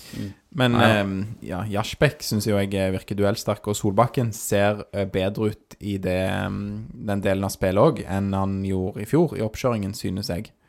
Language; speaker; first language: Norwegian; native; Norwegian